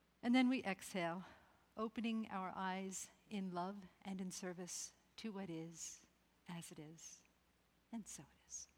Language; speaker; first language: English; native; English